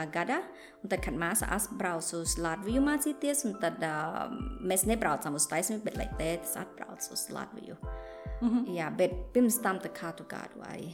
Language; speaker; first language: Latvian; non-native, fluent; Thai